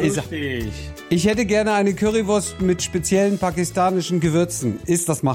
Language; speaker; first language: German; native; German